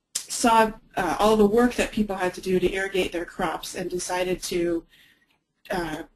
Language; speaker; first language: English; native; English